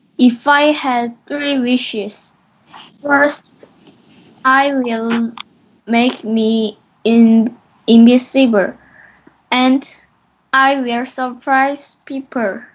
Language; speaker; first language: English; non-native, learner; Korean